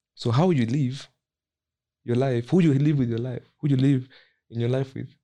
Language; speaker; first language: English; non-native, local second language; Nyanja